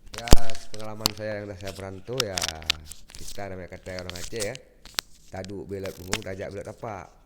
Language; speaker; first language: Indonesian; non-native, local second language; Achinese